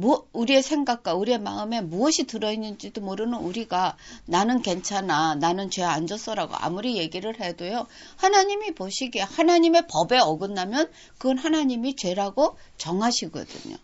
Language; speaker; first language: Korean; native; Korean